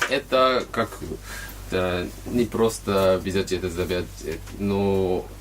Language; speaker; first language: Russian; non-native, learner; Japanese